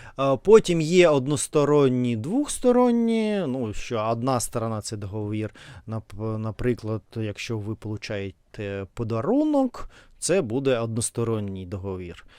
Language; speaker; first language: Ukrainian; non-native, learner; Russian